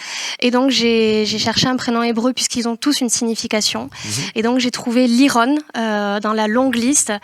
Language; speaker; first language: French; native; French